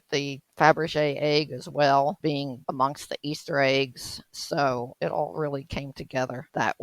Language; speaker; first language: English; native; English